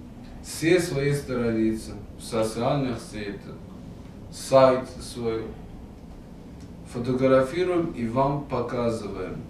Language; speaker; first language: Russian; non-native, fluent; Persian